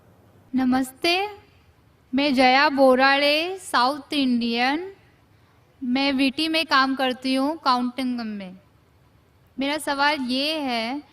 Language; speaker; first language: Hindi; non-native, local second language; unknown